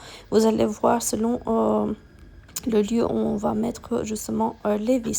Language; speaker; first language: French; non-native, fluent; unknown